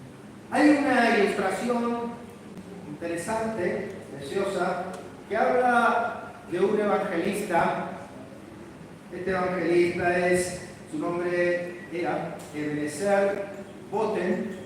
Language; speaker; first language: Spanish; native; Spanish